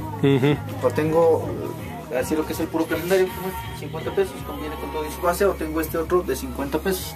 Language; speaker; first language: Spanish; native; Spanish